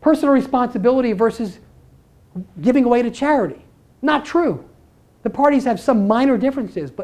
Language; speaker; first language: English; native; English